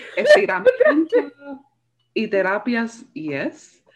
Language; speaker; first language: Spanish; early bilingual, other home language; English